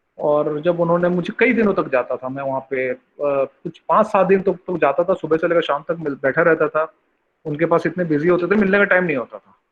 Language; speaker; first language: Hindi; non-native, local second language; Bangla